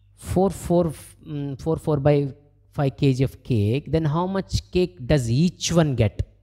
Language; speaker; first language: English; non-native, local second language; Telugu